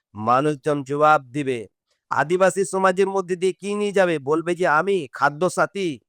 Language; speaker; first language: Bangla; non-native, local second language; Santali